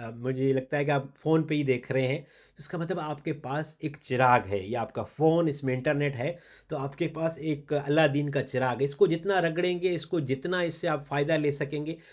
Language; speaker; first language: Urdu; non-native, local second language; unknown